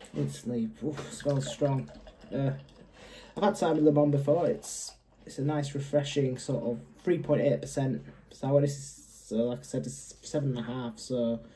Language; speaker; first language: English; native; English